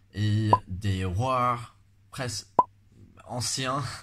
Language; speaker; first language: French; non-native, fluent; English